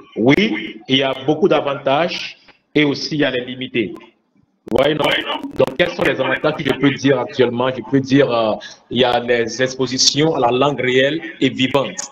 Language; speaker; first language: French; non-native, fluent; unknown